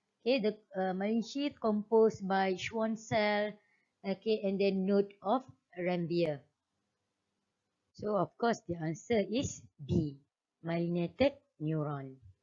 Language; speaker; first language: English; non-native, local second language; Malay